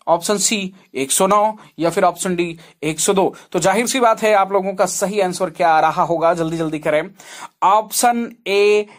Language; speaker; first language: Hindi; native; Hindi